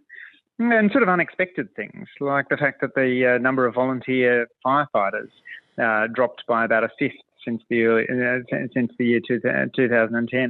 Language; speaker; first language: English; native; English